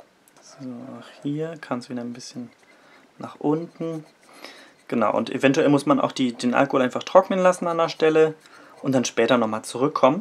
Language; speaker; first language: German; native; German